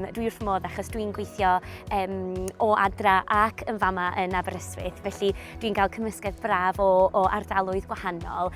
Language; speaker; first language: Welsh; non-native, local second language; English